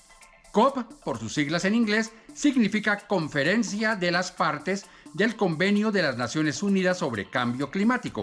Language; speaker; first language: Spanish; native; Spanish